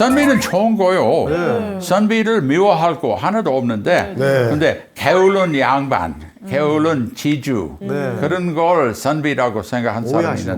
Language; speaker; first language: Korean; non-native, fluent; English